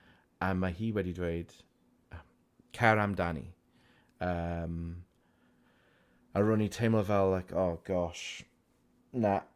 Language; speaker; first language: Welsh; non-native, local second language; English